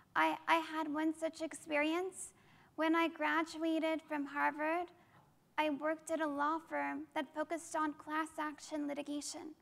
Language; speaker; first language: English; native; English